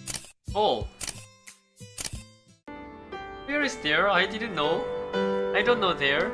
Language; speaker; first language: English; non-native, learner; Korean